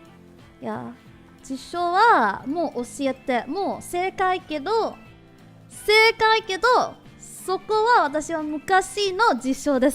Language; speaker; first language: Japanese; non-native, learner; English